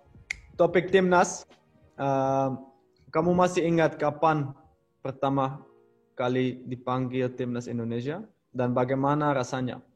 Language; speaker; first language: Indonesian; non-native, learner; Dutch